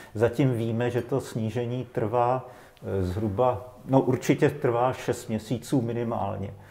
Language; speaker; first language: Czech; native; Czech